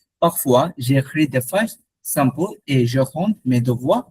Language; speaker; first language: French; non-native, learner; Bangla